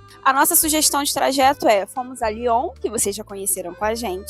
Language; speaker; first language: Portuguese; native; Portuguese